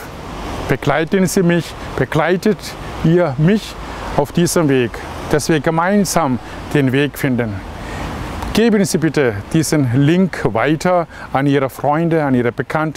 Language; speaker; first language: German; non-native, fluent; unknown